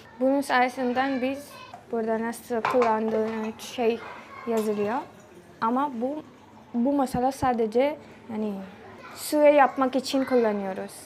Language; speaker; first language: Turkish; non-native, learner; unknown